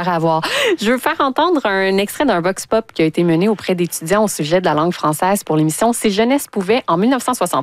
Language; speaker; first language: French; native; French